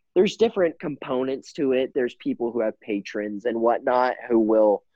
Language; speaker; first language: English; native; English